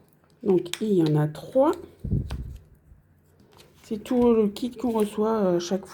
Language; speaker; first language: French; native; French